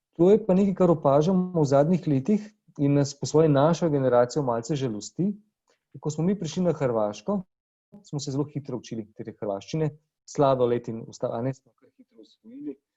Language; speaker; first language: Slovenian; native; Slovenian